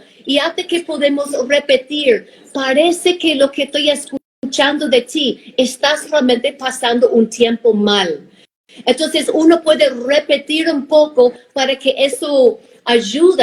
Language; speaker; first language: Spanish; non-native, fluent; English